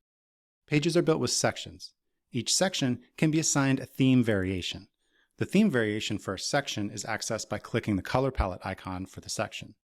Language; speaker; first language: English; native; English